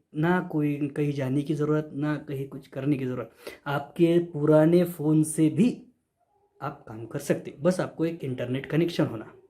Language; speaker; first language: Hindi; non-native, local second language; Marathi